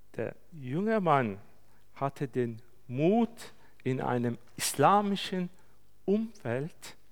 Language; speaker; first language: German; non-native, fluent; Turkish